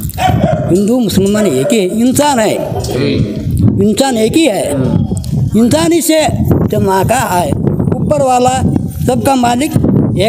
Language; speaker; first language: Hindi; non-native, local second language; Kannada